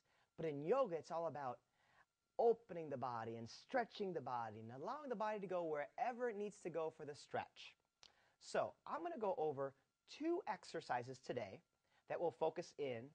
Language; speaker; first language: English; native; English